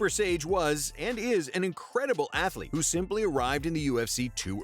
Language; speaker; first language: English; native; English